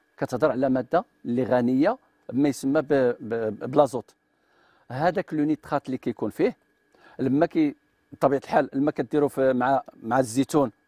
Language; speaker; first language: Arabic; native; Arabic